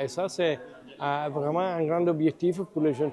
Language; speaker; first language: French; non-native, fluent; Italian